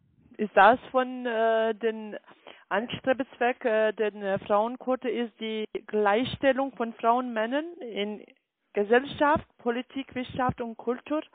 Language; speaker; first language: German; non-native, learner; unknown